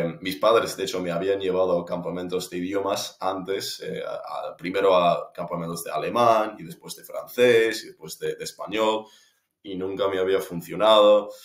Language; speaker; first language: Spanish; non-native, fluent; English